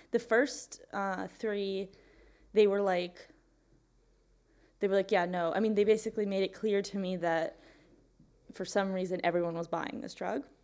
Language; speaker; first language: English; native; English